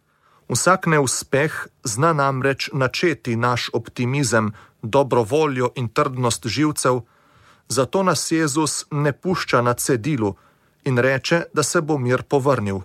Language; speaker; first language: Slovenian; native; Slovenian